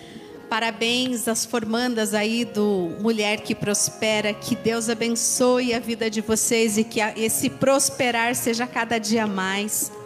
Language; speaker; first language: Portuguese; native; Portuguese